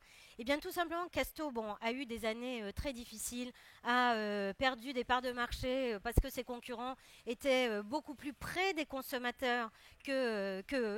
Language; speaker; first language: French; native; French